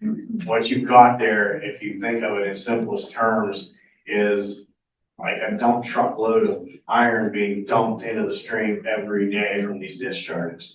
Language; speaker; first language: English; native; English